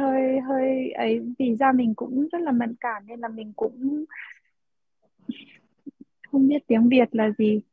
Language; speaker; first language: Vietnamese; early bilingual, heritage; Vietnamese